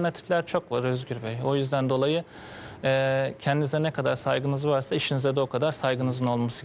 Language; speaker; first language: Turkish; native; Turkish